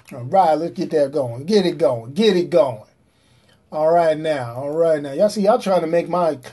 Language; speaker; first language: English; native; English